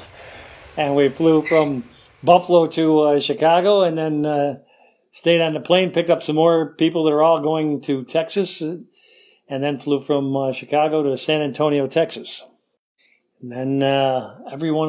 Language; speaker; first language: English; native; English